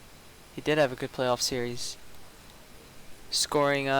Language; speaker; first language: English; native; English